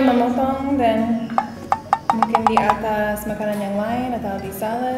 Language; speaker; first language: Indonesian; non-native, fluent; English